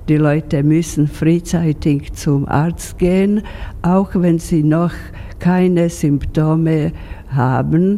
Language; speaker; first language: German; non-native, fluent; Slovak